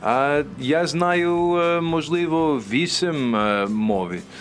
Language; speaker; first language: Ukrainian; non-native, learner; English